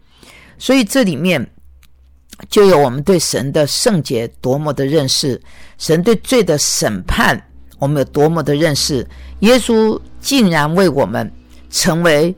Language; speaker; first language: Chinese; native; Chinese